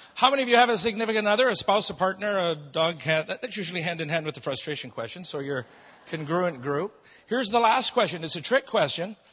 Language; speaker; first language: English; native; English